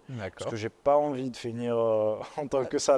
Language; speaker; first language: French; non-native, local second language; Arabic